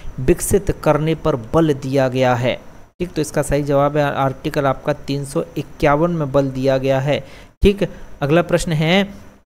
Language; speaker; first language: Hindi; native; Hindi